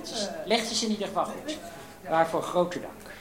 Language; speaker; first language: Dutch; native; Dutch